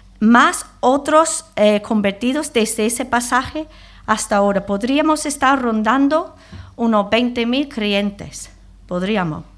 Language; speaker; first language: Spanish; non-native, fluent; English